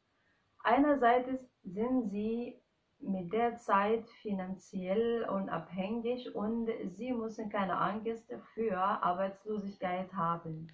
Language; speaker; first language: German; non-native, fluent; Arabic